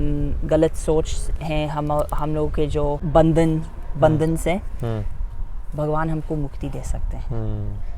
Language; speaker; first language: Hindi; non-native, fluent; English